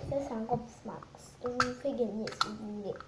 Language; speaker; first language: French; native; French